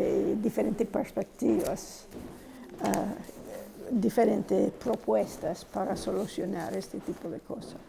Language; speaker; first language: Spanish; non-native, fluent; English